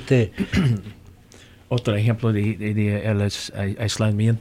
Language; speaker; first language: Spanish; non-native, learner; English